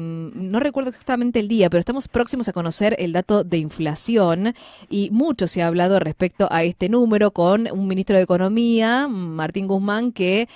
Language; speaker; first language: Spanish; native; Spanish